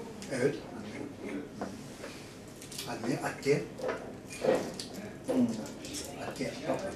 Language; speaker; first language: Turkish; non-native, learner; Chuvash